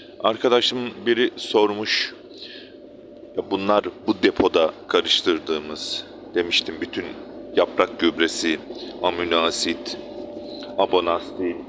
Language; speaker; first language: Turkish; native; Turkish